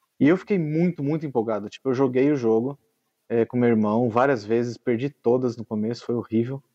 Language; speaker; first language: Portuguese; native; Portuguese